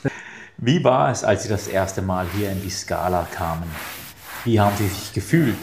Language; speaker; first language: German; native; German